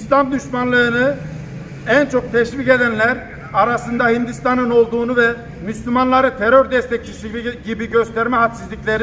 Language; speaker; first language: Turkish; native; Turkish